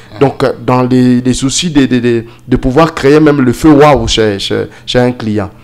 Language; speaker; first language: French; non-native, local second language; Swahili